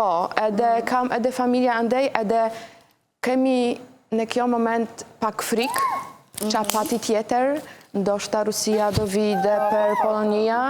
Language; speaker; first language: Albanian; non-native, learner; Polish